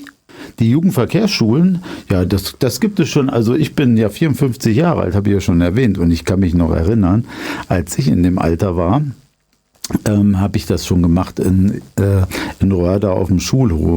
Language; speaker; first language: German; native; German